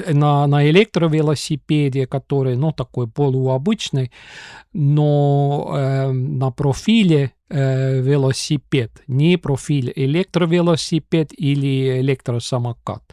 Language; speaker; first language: Russian; non-native, local second language; Estonian